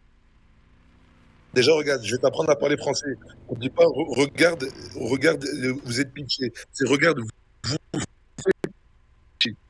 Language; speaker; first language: French; native; French